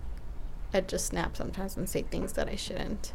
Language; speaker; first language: English; early bilingual, other home language; Spanish